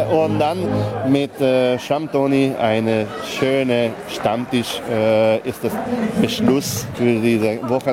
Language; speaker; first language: German; non-native, local second language; Hungarian